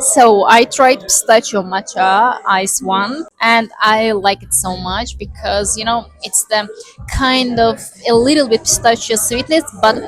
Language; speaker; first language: English; non-native, learner; Azerbaijani